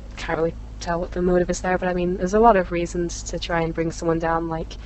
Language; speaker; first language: English; native; English